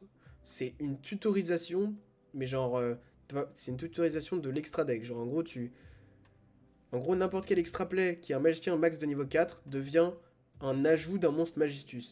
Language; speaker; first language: French; native; French